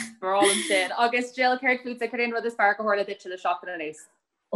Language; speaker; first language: Irish; native; Irish